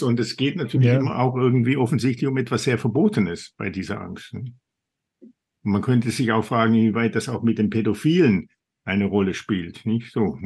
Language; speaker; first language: German; native; German